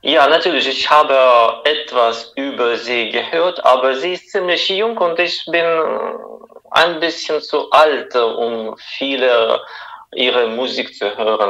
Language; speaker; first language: German; non-native, fluent; Russian